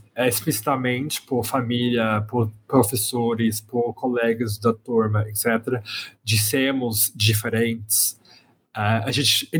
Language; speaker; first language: Portuguese; non-native, fluent; English